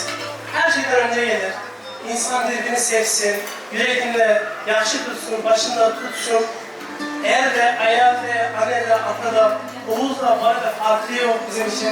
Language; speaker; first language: Turkish; non-native, learner; Uzbek